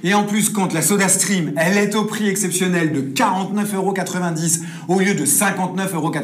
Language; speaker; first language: French; native; French